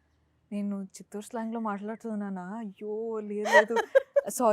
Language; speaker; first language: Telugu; non-native, local second language; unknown